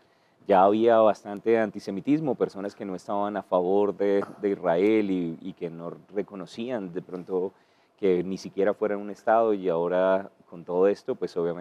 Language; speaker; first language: Spanish; native; Spanish